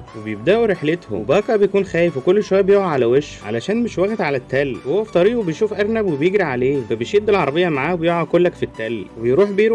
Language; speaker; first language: Arabic; native; Arabic